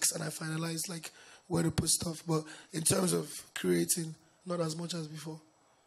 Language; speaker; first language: English; non-native, local second language; Yoruba